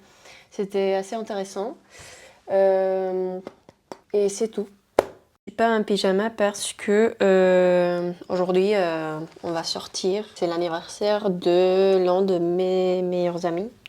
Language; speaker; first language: French; non-native, fluent; Spanish